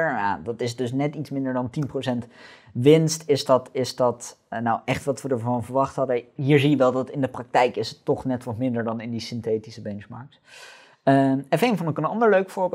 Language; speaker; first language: Dutch; native; Dutch